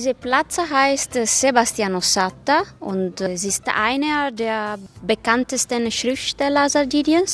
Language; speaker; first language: German; non-native, fluent; Italian